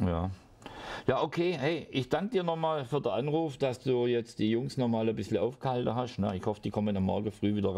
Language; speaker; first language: German; native; German